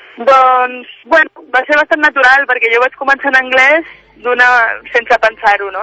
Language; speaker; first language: Catalan; non-native, local second language; Spanish